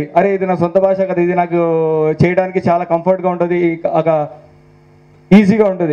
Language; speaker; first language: Telugu; non-native, local second language; Hindi